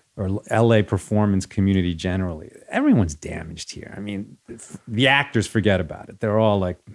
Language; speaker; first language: English; early bilingual, other home language; Spanish